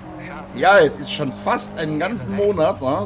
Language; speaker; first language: German; native; German